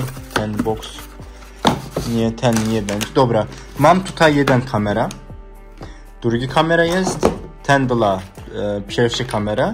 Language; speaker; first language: Polish; non-native, learner; Turkish